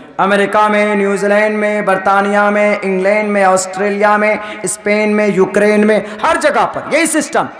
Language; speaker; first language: Urdu; native; Urdu